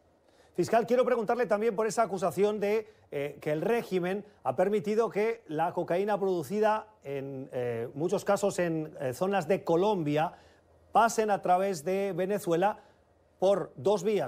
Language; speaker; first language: Spanish; native; Spanish